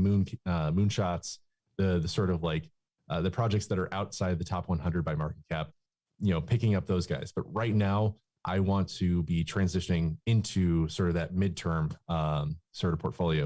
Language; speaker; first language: English; native; English